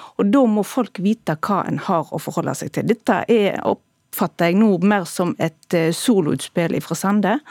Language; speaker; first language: Norwegian; native; Norwegian